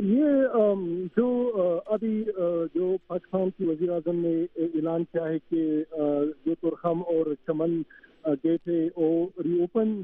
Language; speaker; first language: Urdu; non-native, fluent; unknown